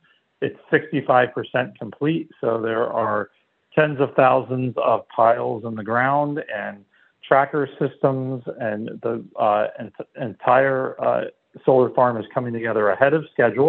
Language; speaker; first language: English; native; English